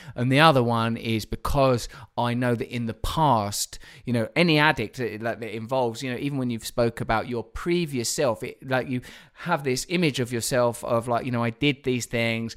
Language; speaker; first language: English; native; English